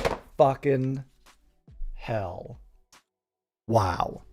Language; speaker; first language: English; native; English